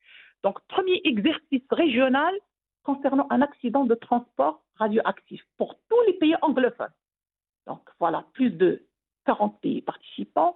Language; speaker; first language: French; non-native, local second language; Arabic